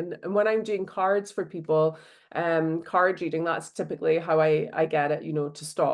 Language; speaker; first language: English; native; English